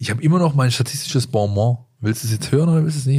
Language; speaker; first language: German; native; German